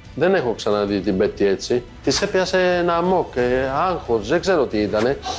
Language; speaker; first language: Greek; non-native, fluent; Italian